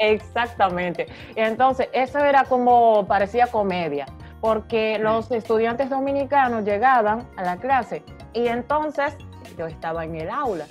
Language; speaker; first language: Spanish; non-native, fluent; Japanese